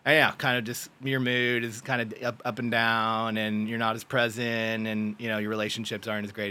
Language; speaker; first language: English; native; English